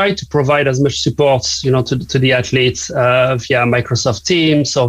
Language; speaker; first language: English; non-native, fluent; French